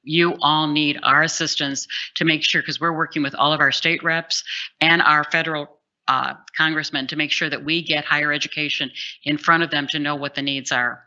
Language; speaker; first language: English; native; English